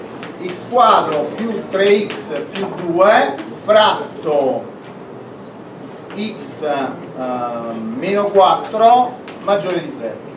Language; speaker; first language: Italian; native; Italian